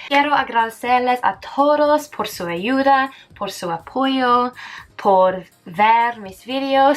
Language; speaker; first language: Spanish; non-native, fluent; English